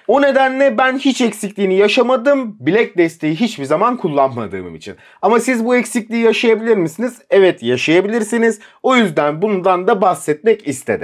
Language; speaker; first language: Turkish; native; Turkish